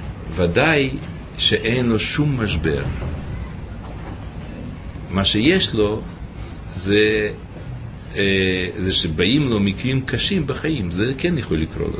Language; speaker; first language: Hebrew; native; Hebrew